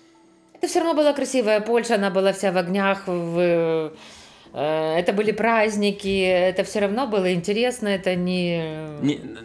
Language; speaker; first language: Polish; non-native, learner; Russian